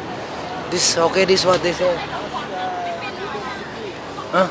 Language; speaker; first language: English; non-native, learner; Indonesian